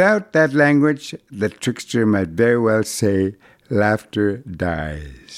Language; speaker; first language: English; non-native, fluent; Cree